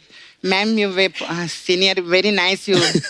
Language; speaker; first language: Hindi; native; Hindi